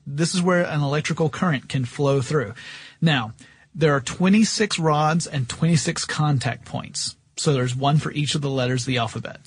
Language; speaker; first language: English; native; English